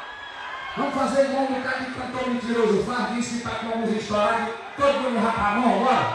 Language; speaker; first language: Portuguese; native; Portuguese